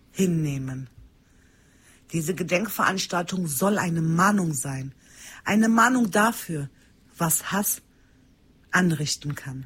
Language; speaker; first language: German; early bilingual, other home language; Turkish